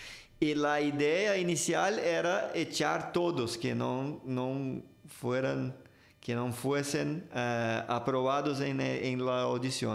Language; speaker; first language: Spanish; non-native, fluent; Portuguese